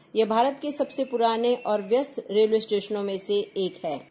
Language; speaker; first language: Hindi; non-native, local second language; Marathi